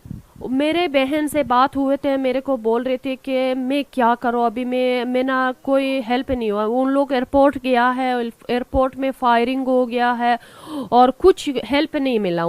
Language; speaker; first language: Hindi; non-native, learner; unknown